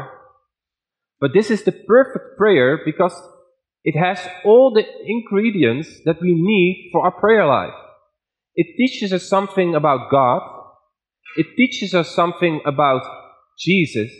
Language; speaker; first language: English; non-native, fluent; Dutch